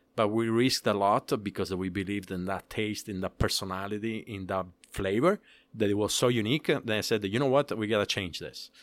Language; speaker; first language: English; non-native, fluent; Italian